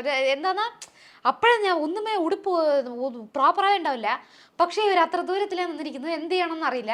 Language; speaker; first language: Malayalam; non-native, local second language; Tamil